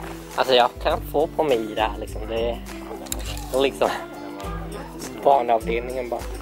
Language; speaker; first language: Swedish; non-native, fluent; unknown